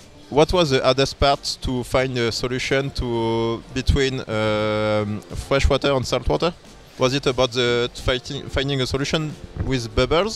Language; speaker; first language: English; non-native, fluent; French